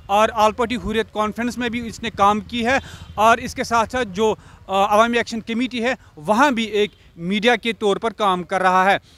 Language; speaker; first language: Hindi; non-native, local second language; Kashmiri